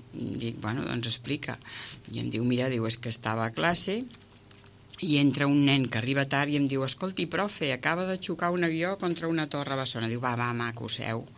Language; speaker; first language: Catalan; native; Catalan